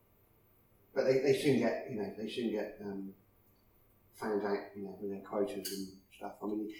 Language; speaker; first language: English; native; English